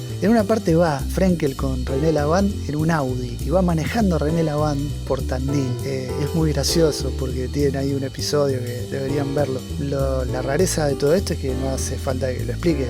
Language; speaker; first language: Spanish; native; Spanish